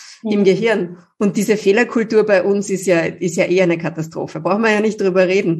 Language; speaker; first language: German; native; German